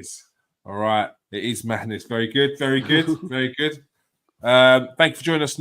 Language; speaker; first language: English; native; English